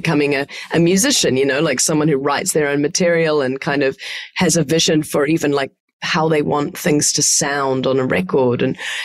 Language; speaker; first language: English; native; English